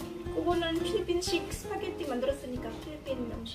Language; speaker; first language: Korean; non-native, fluent; Filipino